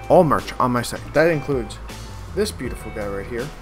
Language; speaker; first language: English; native; English